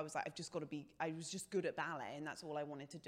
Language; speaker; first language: English; native; English